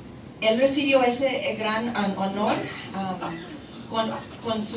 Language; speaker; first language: Spanish; non-native, fluent; English